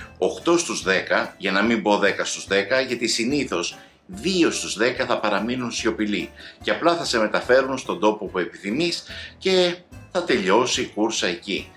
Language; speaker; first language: Greek; native; Greek